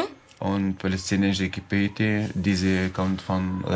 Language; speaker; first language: German; non-native, learner; Arabic